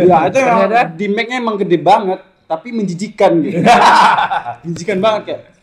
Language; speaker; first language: Indonesian; native; Indonesian